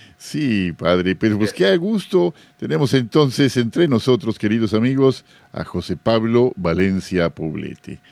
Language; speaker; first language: Spanish; native; Spanish